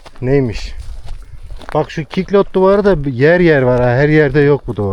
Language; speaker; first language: Turkish; native; Turkish